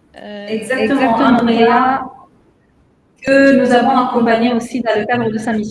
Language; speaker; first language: French; native; French